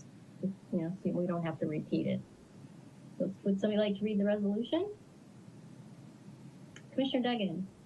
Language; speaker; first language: English; native; English